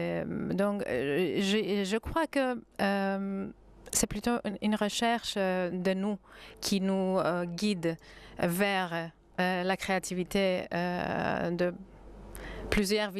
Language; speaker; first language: French; non-native, fluent; Greek